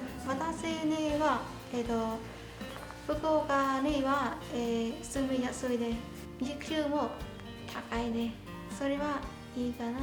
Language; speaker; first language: Japanese; non-native, learner; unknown